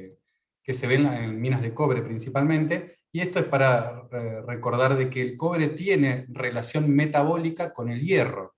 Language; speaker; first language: Spanish; native; Spanish